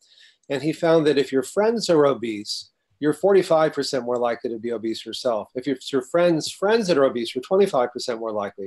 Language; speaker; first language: English; native; English